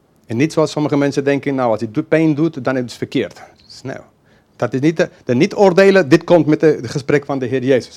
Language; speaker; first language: Dutch; non-native, fluent; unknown